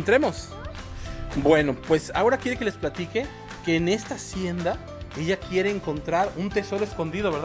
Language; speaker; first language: Spanish; native; Spanish